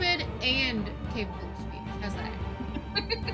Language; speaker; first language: English; native; English